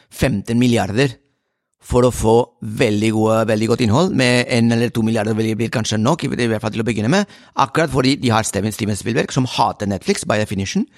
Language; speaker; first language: Norwegian; non-native, fluent; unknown